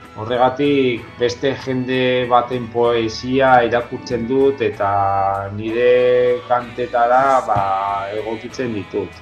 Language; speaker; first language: Basque; non-native, local second language; Spanish